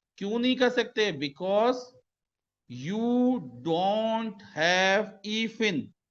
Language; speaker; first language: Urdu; native; Urdu